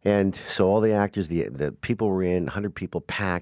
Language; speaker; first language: English; native; English